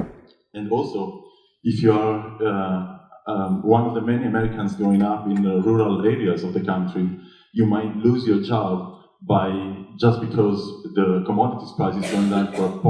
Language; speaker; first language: English; non-native, fluent; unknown